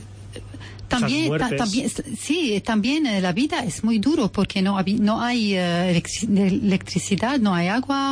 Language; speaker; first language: Spanish; non-native, learner; Arabic